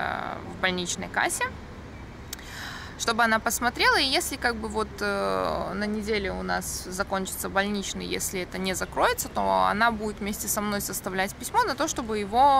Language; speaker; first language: Russian; native; Russian